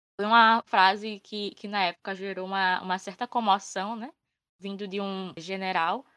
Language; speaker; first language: Portuguese; native; Portuguese